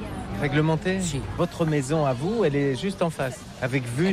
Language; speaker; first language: French; native; French